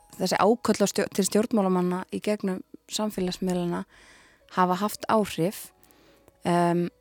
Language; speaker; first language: Icelandic; native; Icelandic